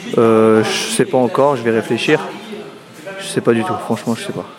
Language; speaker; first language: French; native; French